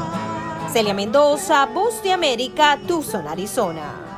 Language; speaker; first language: Spanish; native; Spanish